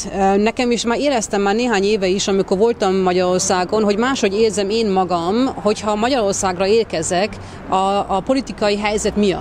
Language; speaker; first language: Hungarian; early bilingual, heritage; Hungarian